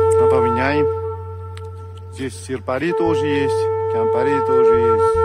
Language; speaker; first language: Russian; non-native, local second language; Uzbek